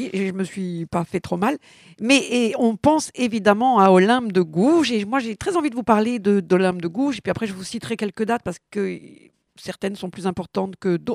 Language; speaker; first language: French; native; French